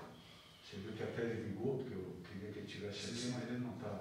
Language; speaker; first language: Portuguese; native; Portuguese